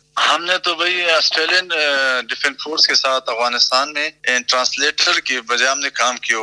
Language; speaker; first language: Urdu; non-native, fluent; Pashto